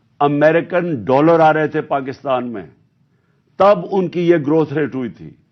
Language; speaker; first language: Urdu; native; Urdu